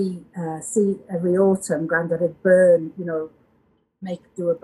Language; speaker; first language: English; native; English